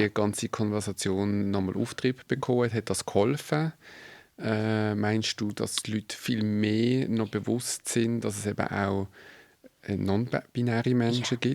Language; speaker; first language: German; native; German